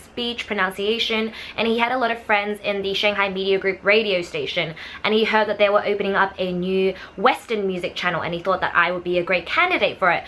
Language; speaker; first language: English; early bilingual, other home language; Chinese